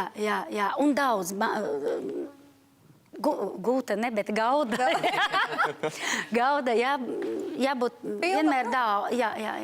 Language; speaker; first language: Latvian; non-native, learner; Portuguese